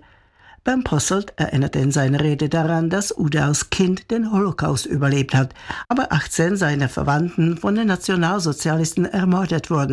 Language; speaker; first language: German; native; German